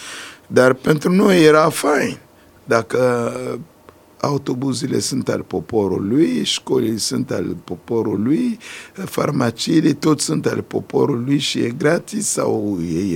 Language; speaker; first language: Romanian; non-native, fluent; Sango